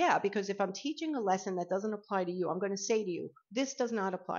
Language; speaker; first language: English; native; English